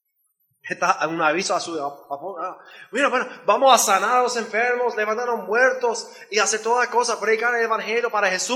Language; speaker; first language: Spanish; non-native, learner; English